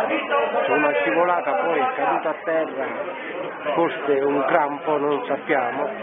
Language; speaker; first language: Italian; native; Italian